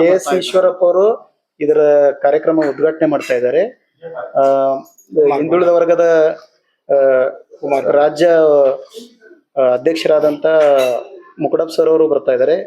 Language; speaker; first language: Kannada; native; Kannada